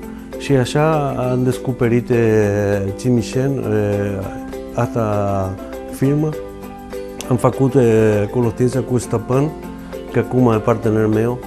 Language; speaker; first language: Romanian; non-native, learner; Spanish